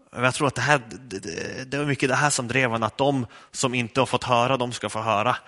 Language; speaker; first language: Swedish; native; Swedish